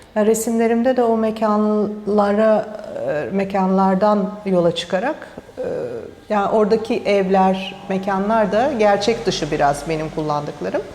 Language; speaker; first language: Turkish; early bilingual, heritage; Turkish